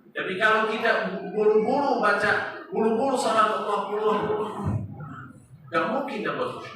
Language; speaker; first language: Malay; non-native, fluent; Arabic